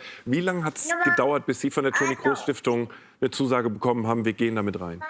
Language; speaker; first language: German; native; German